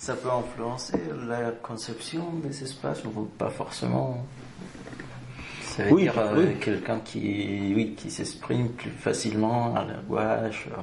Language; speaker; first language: French; non-native, fluent; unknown